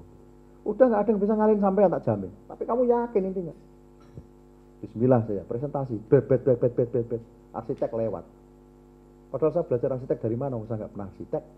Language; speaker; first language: Indonesian; non-native, local second language; Javanese